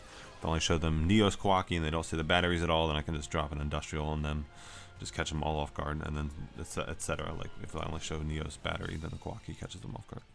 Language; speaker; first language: English; native; English